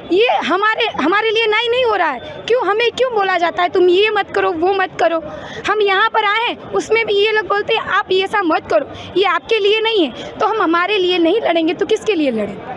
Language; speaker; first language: Hindi; native; Hindi